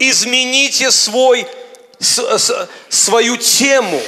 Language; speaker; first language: Polish; non-native, learner; Russian